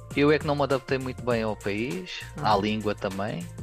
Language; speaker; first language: Portuguese; native; Portuguese